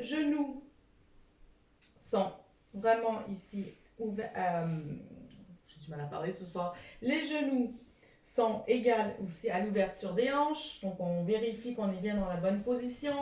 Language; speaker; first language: French; native; French